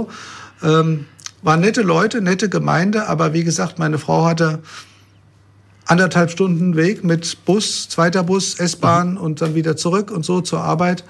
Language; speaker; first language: German; native; German